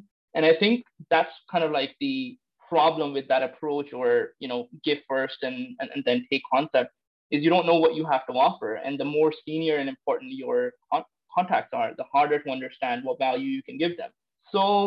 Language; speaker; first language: English; non-native, local second language; Punjabi